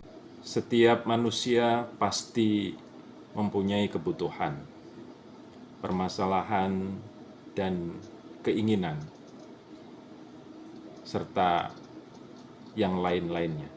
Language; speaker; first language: Indonesian; native; Indonesian